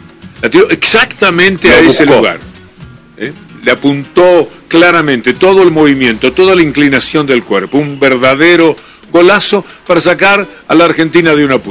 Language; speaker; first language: Spanish; native; Spanish